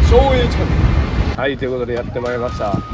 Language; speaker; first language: Japanese; native; Japanese